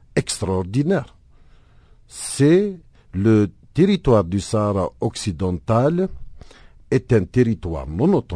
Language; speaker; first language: French; non-native, local second language; Arabic